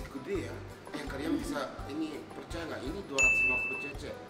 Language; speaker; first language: Indonesian; non-native, fluent; Japanese